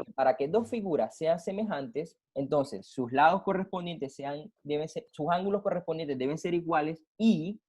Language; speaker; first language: Spanish; native; Spanish